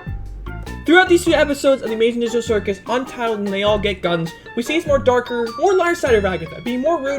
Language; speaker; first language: English; native; English